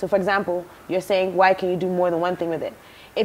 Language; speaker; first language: English; non-native, local second language; Akan